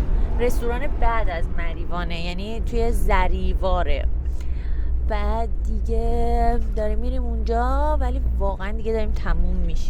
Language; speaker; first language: Persian; native; Persian